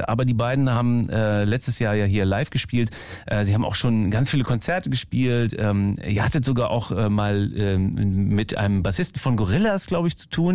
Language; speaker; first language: German; native; German